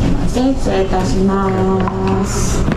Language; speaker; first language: Japanese; native; Japanese